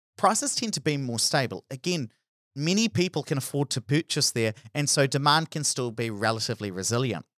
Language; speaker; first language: English; native; English